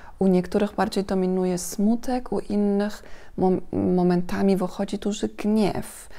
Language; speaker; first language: Polish; non-native, fluent; German